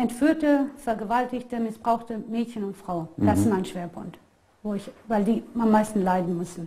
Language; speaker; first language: German; non-native, fluent; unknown